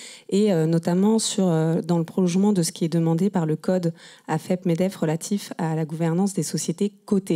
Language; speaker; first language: French; native; French